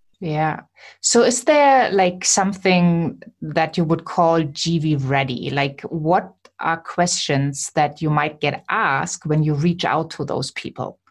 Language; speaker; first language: English; non-native, fluent; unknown